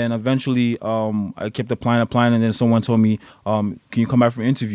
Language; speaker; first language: English; native; English